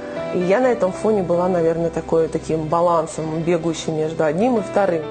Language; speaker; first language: Russian; native; Russian